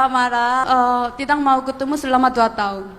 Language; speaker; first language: Indonesian; non-native, fluent; Korean